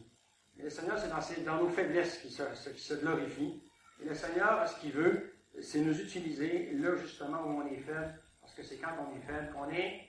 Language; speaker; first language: French; native; French